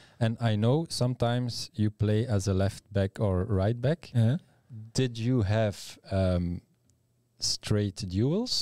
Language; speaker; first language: English; non-native, learner; French